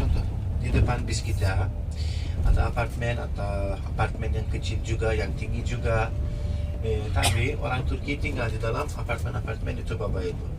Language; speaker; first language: Indonesian; non-native, fluent; Turkish